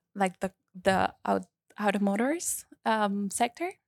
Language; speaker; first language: English; non-native, fluent; Spanish